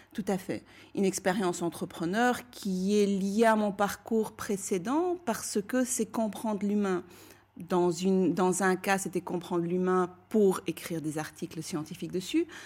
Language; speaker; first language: French; non-native, fluent; Bulgarian